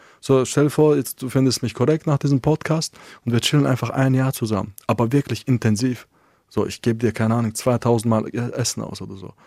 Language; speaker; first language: German; non-native, fluent; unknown